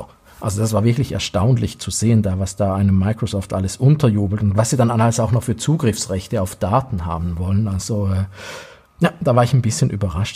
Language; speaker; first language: German; native; German